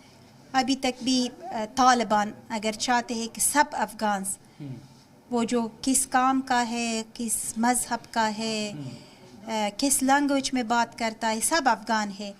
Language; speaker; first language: Hindi; non-native, fluent; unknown